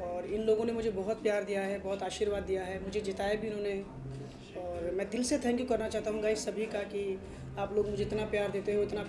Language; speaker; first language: Hindi; native; Hindi